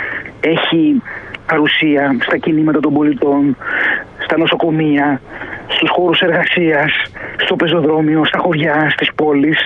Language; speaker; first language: Greek; native; Greek